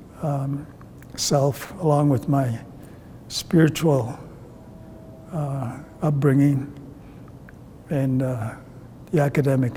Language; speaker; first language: English; non-native, fluent; Cree